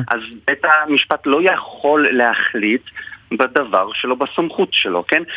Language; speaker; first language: Hebrew; non-native, fluent; Polish